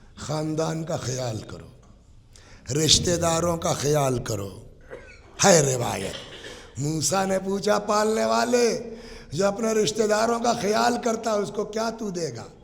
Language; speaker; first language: Urdu; native; Urdu